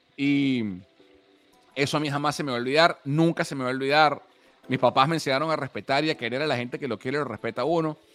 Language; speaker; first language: Spanish; native; Spanish